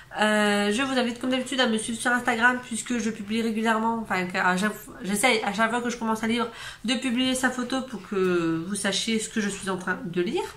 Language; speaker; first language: French; native; French